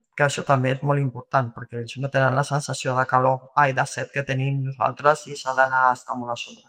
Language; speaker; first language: Catalan; non-native, local second language; Spanish